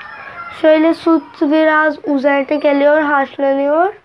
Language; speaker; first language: Turkish; non-native, learner; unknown